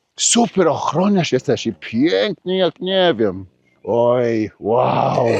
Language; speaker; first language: Polish; early bilingual, heritage; Polish